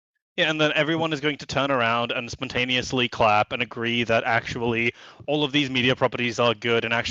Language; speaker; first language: English; native; English